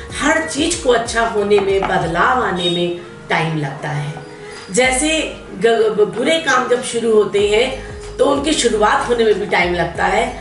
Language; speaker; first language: Hindi; native; Hindi